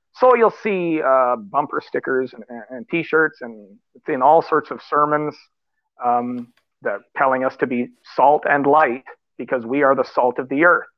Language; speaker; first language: English; native; English